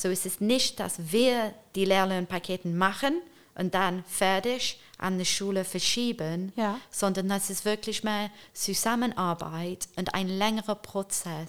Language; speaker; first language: German; non-native, fluent; English